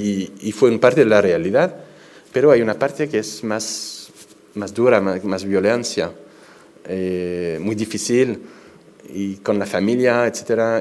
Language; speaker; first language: Spanish; non-native, fluent; French